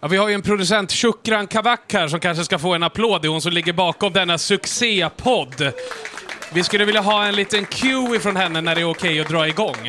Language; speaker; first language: Swedish; native; Swedish